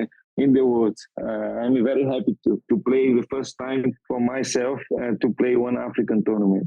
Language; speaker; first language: English; non-native, learner; Portuguese